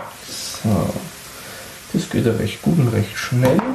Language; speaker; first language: German; native; German